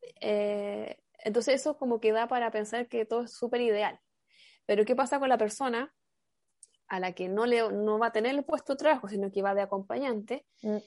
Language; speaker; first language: Spanish; native; Spanish